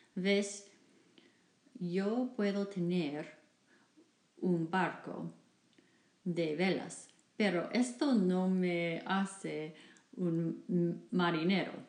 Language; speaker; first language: Spanish; non-native, fluent; English